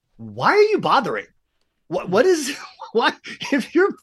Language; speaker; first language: English; native; English